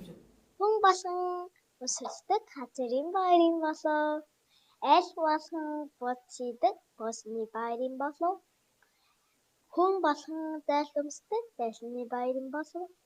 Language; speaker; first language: Mongolian; early bilingual, heritage; Mongolian